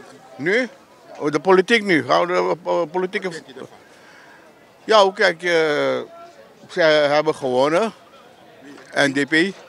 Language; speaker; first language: Dutch; non-native, local second language; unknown